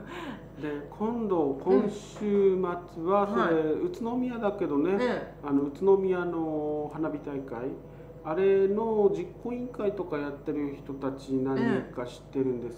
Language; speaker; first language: Japanese; native; Japanese